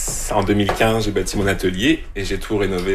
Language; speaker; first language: French; native; French